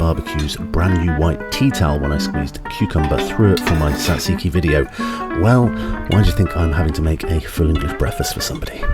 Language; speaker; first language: English; native; English